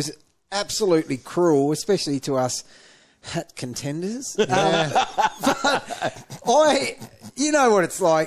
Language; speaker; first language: English; native; English